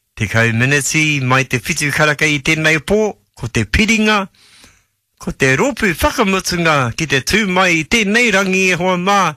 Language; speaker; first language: Māori; native; Māori